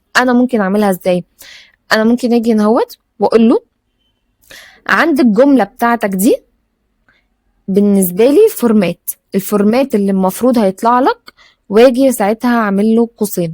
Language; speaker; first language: Arabic; native; Arabic